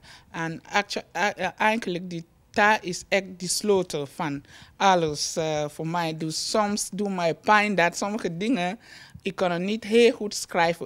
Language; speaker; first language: Dutch; non-native, learner; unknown